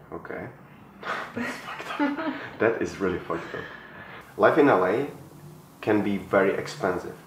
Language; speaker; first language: English; non-native, fluent; Czech